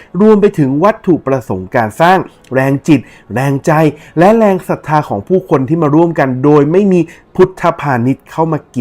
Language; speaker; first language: Thai; native; Thai